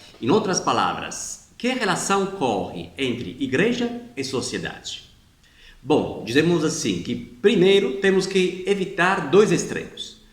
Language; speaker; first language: Portuguese; non-native, fluent; Italian